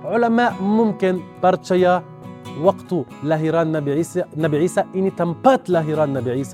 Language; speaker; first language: Indonesian; non-native, learner; Arabic